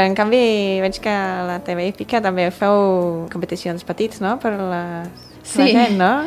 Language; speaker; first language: Catalan; non-native, fluent; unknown